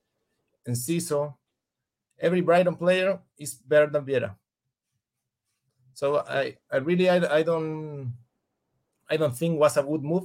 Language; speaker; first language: English; non-native, fluent; Spanish